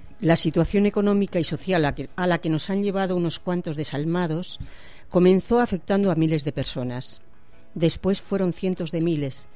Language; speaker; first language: Spanish; native; Spanish